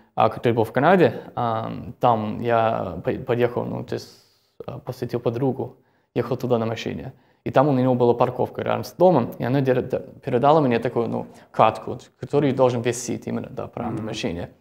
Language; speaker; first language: Russian; non-native, fluent; English